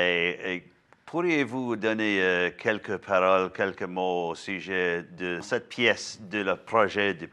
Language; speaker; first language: French; non-native, learner; English